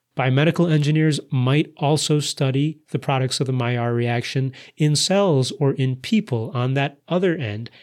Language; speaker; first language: English; native; English